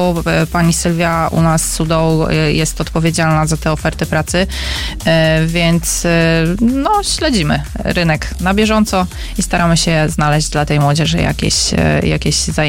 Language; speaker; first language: Polish; native; Polish